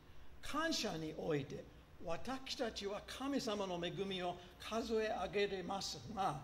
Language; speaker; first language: Japanese; non-native, fluent; English